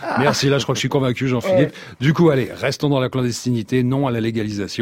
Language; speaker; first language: French; native; French